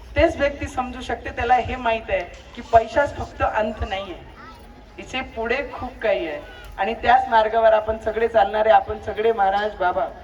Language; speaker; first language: Marathi; non-native, local second language; Punjabi